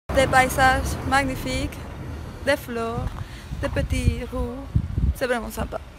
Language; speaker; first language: French; non-native, fluent; Spanish